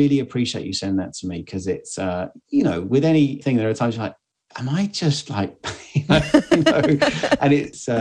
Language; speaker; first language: English; native; English